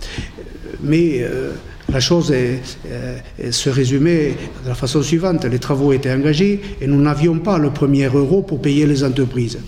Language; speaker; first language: French; native; French